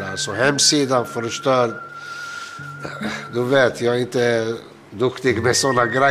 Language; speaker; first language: Swedish; non-native, learner; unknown